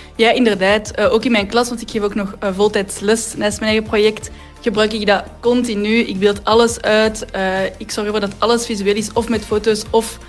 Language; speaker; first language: Dutch; native; Dutch